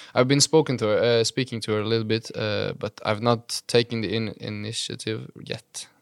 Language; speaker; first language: English; non-native, fluent; Norwegian